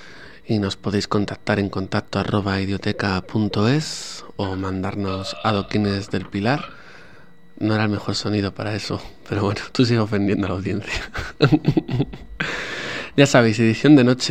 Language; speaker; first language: Spanish; native; Spanish